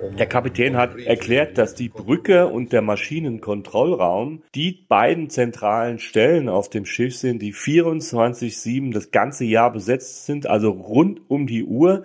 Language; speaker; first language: German; native; German